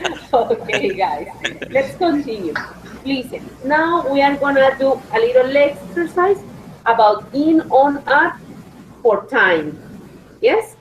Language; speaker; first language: English; non-native, fluent; Spanish